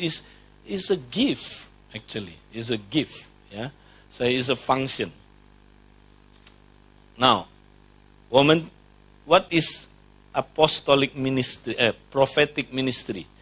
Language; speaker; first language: English; non-native, fluent; Indonesian